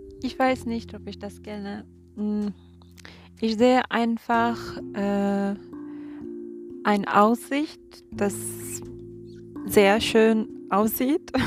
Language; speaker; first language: German; non-native, learner; Arabic